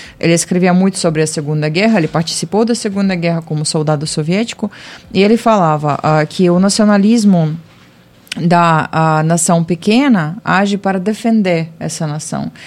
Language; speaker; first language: Portuguese; non-native, fluent; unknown